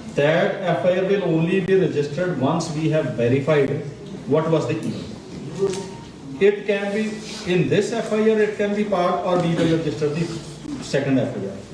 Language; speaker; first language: English; non-native, local second language; Punjabi